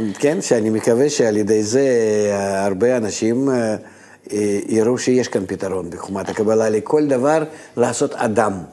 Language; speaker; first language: Hebrew; native; Hebrew